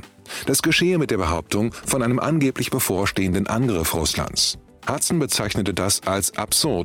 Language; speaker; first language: German; native; German